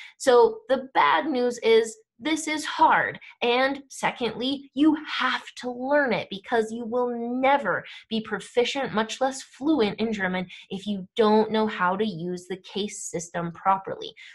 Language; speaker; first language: English; native; English